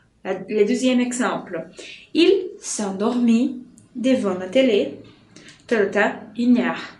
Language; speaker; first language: French; non-native, fluent; Portuguese